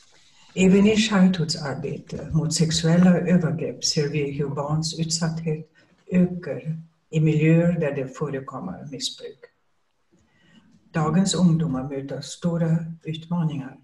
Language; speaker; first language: Swedish; non-native, fluent; German